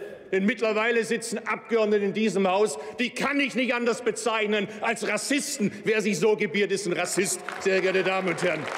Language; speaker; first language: German; native; German